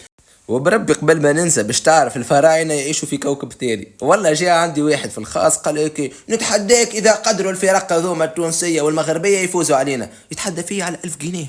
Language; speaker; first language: Arabic; native; Arabic